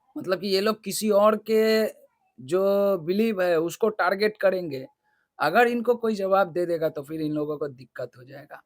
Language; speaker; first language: Hindi; non-native, local second language; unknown